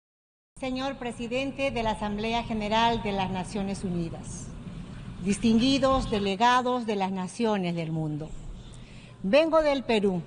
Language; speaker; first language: Spanish; native; Spanish